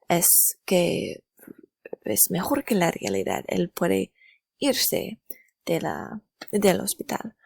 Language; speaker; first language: Spanish; non-native, learner; English